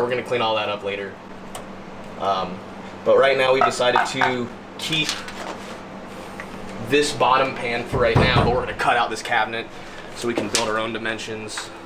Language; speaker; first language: English; native; English